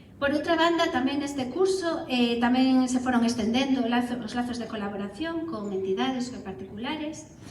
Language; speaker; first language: Galician; non-native, local second language; Spanish